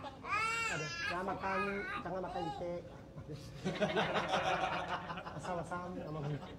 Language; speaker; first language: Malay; non-native, local second language; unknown